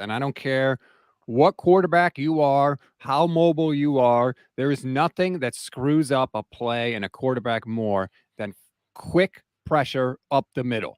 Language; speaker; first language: English; native; English